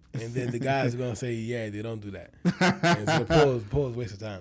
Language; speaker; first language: English; early bilingual, other home language; Yoruba